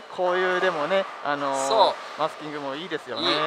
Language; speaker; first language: Japanese; native; Japanese